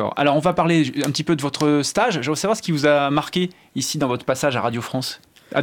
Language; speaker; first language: French; native; French